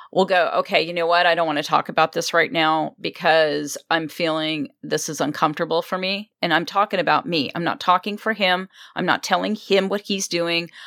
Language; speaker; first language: English; native; English